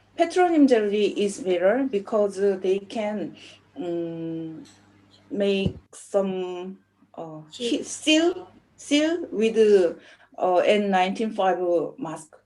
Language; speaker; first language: English; non-native, learner; Korean